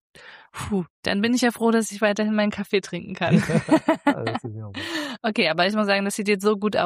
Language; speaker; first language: German; native; German